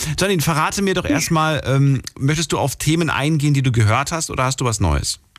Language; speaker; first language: German; native; German